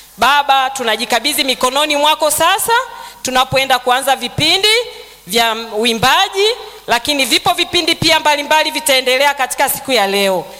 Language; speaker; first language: Swahili; native; Swahili